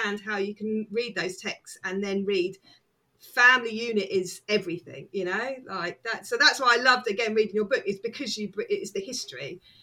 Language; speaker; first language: English; native; English